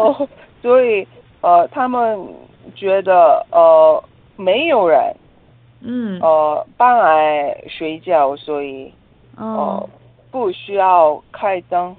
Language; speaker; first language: Chinese; non-native, learner; Korean